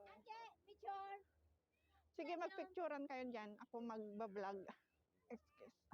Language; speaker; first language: Filipino; native; Filipino